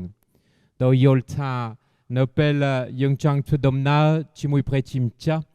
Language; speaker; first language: Khmer; non-native, fluent; French